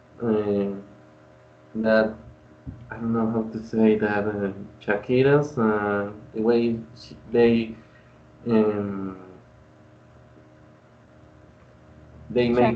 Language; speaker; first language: English; non-native, learner; Spanish